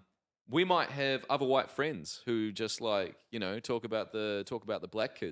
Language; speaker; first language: English; native; English